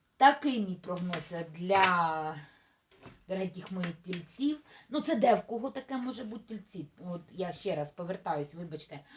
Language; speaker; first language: Ukrainian; non-native, local second language; Russian